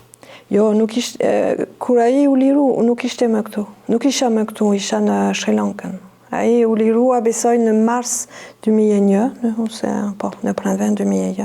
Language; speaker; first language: Albanian; non-native, fluent; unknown